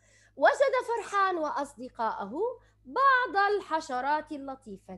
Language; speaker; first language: Arabic; native; Arabic